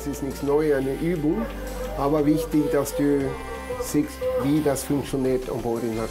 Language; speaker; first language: German; non-native, fluent; Norwegian